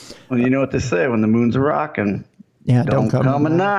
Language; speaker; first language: English; native; English